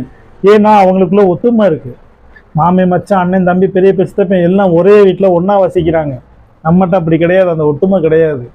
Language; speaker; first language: Tamil; native; Tamil